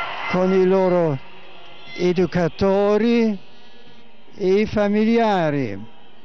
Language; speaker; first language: Italian; non-native, fluent; German